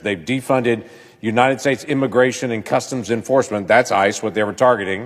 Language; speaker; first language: English; native; English